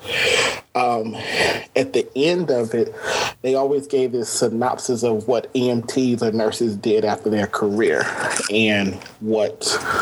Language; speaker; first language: English; native; English